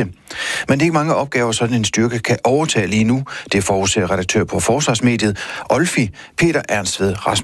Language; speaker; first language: Danish; native; Danish